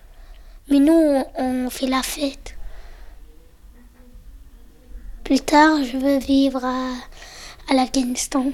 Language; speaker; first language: French; non-native, learner; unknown